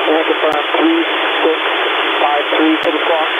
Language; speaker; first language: English; native; English